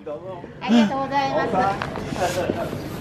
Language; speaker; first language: Japanese; native; Japanese